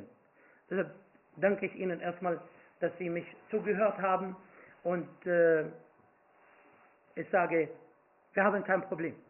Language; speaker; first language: German; non-native, fluent; Arabic